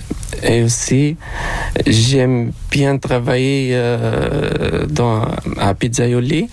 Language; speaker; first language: French; non-native, local second language; Arabic